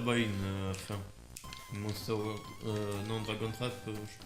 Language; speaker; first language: French; native; French